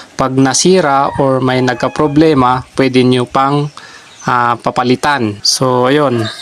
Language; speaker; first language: Filipino; non-native, local second language; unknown